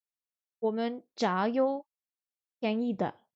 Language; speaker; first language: Chinese; non-native, learner; French